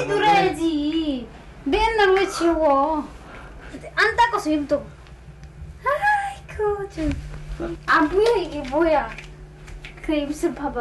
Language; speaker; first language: Korean; non-native, learner; Amharic